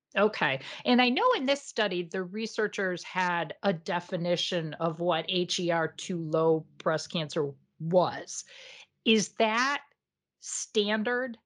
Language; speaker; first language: English; native; English